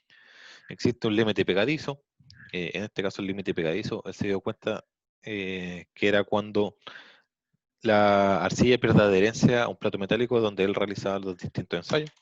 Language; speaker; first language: Spanish; native; Spanish